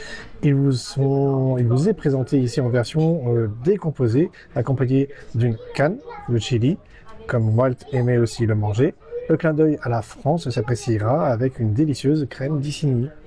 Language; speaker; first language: French; native; French